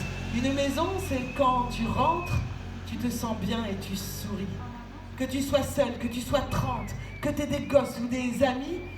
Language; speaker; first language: French; native; French